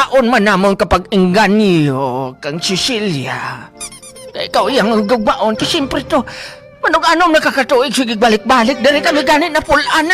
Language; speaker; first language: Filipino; non-native, local second language; Cebuano